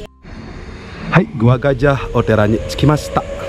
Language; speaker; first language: Japanese; non-native, fluent; Indonesian